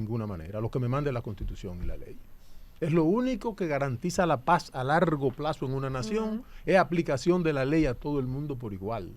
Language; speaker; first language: Spanish; native; Spanish